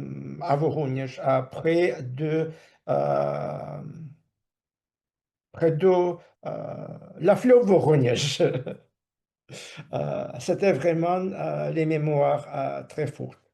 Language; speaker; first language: French; non-native, fluent; Russian